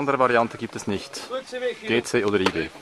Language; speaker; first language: German; native; German